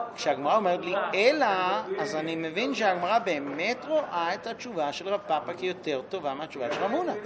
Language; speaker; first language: Hebrew; non-native, fluent; English